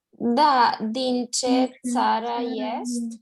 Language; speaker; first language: Romanian; non-native, learner; Spanish